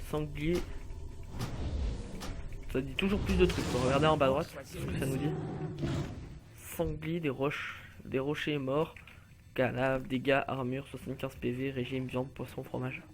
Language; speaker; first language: French; native; French